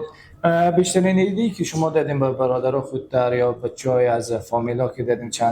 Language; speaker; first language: Persian; native; Persian